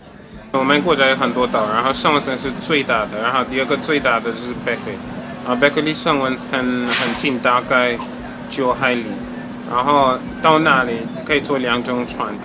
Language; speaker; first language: Chinese; non-native, fluent; English